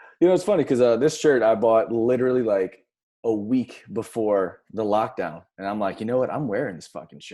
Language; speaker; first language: English; native; English